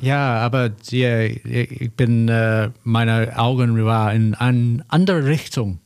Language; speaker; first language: German; non-native, learner; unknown